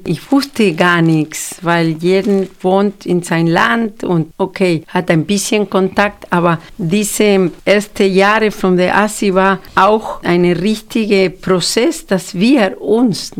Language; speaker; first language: German; non-native, fluent; Spanish